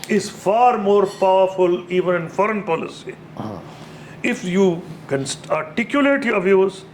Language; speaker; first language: English; non-native, local second language; Punjabi